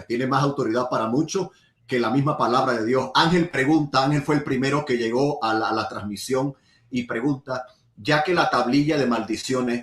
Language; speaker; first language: Spanish; native; Spanish